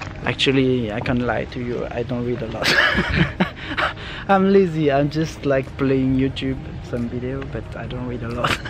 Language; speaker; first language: English; non-native, fluent; French